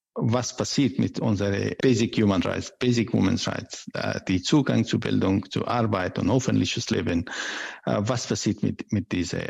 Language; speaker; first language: German; non-native, learner; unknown